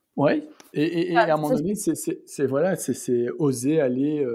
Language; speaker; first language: French; native; French